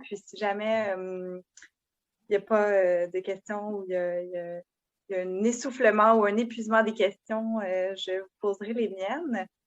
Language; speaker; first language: French; native; French